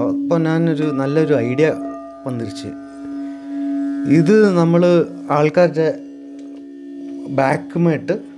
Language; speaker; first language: Tamil; non-native, learner; Malayalam